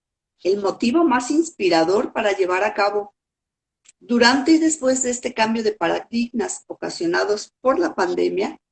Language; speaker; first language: Spanish; native; Spanish